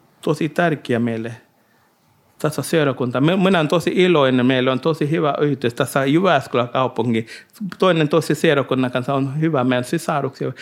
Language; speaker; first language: Finnish; non-native, learner; Hindi